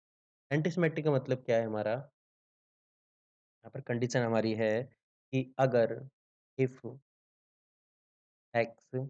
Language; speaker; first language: Hindi; native; Hindi